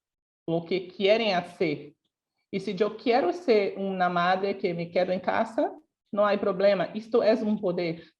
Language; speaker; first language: Spanish; non-native, local second language; Portuguese